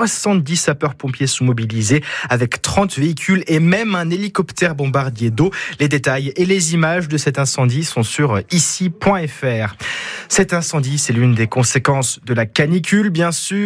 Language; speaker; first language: French; native; French